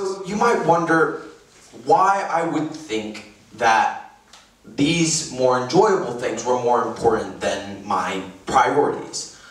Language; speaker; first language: English; native; English